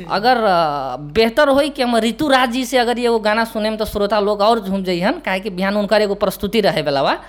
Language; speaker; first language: Bhojpuri; native; Bhojpuri